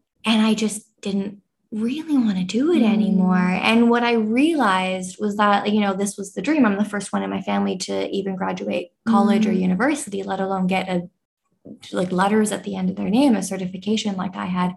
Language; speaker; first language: English; native; English